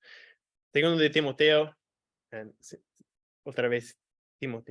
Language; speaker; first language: Spanish; non-native, fluent; English